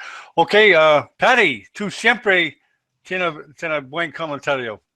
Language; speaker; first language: Spanish; non-native, learner; English